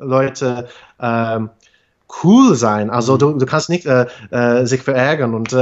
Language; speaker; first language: German; non-native, fluent; English